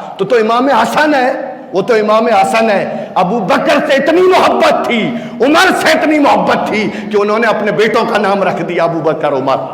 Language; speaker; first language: Urdu; native; Urdu